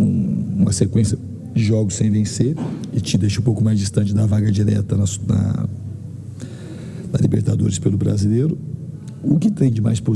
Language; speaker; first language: Portuguese; native; Portuguese